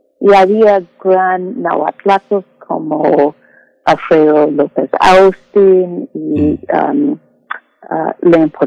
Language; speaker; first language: Spanish; non-native, fluent; English